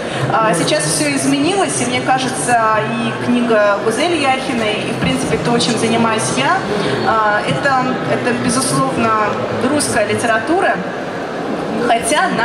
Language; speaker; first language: Russian; native; Russian